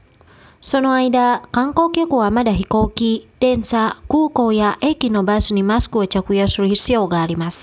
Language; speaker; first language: Japanese; non-native, fluent; Indonesian